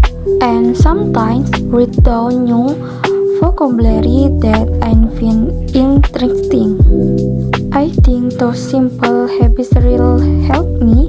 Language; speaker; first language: English; non-native, learner; Indonesian